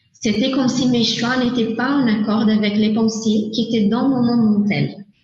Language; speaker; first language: French; non-native, learner; Portuguese